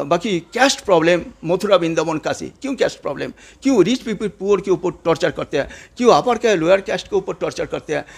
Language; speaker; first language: Hindi; non-native, local second language; Bangla